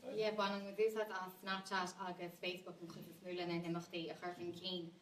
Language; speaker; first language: Irish; non-native, local second language; English